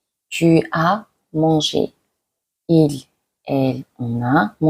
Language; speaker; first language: French; non-native, fluent; Mongolian